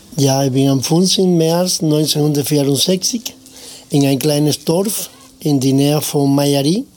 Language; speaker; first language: German; non-native, fluent; Spanish